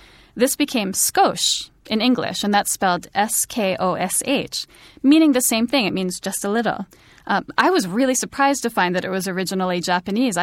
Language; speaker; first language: English; native; English